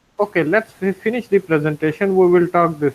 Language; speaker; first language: English; non-native, fluent; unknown